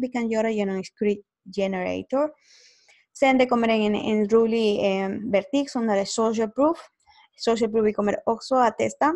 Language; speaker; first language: Swedish; non-native, learner; Spanish